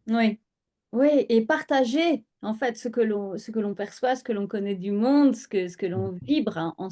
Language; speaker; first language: French; native; French